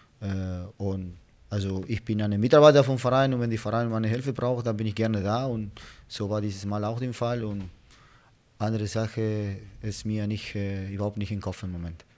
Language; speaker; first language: German; non-native, fluent; Spanish